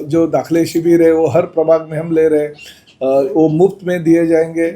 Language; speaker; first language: Hindi; non-native, local second language; Marathi